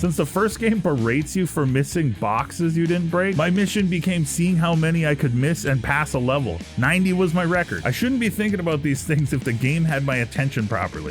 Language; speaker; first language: English; native; English